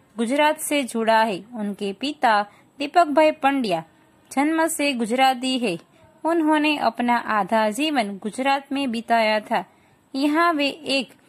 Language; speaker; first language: Hindi; non-native, local second language; Gujarati